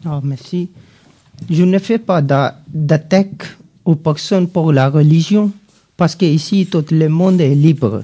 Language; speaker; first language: French; non-native, learner; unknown